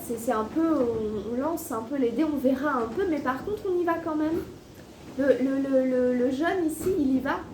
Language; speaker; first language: French; native; French